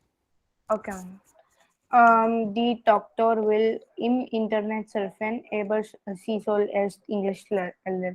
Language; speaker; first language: German; non-native, learner; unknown